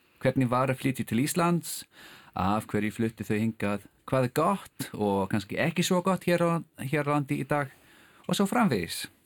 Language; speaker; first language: Icelandic; non-native, fluent; English